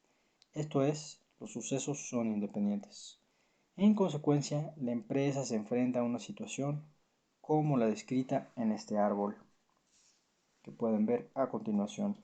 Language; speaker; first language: Spanish; native; Spanish